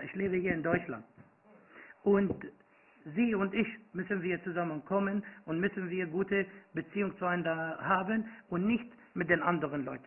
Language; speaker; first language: German; non-native, fluent; Arabic